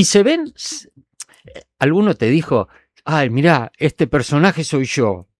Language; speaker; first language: Spanish; native; Spanish